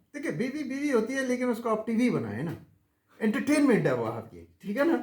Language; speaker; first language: Urdu; native; Urdu